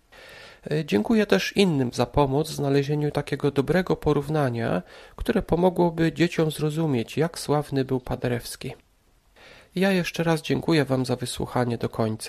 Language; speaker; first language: Polish; native; Polish